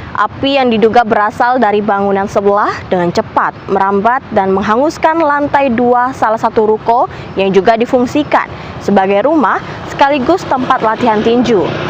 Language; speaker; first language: Indonesian; native; Indonesian